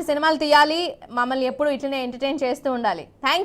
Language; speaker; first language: Telugu; native; Telugu